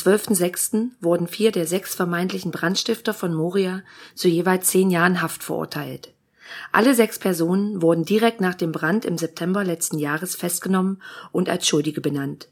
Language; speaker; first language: German; native; German